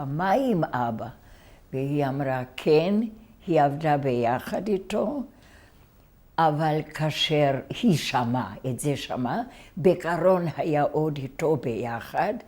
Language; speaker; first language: Hebrew; non-native, fluent; Hungarian